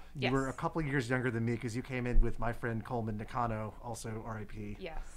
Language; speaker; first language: English; native; English